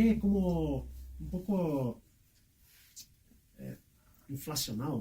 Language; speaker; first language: Spanish; non-native, fluent; Portuguese